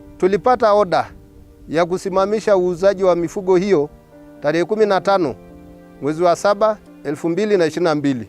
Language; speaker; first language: Swahili; non-native, local second language; Masai